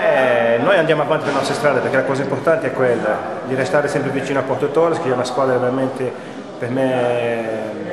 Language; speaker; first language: Italian; non-native, fluent; Portuguese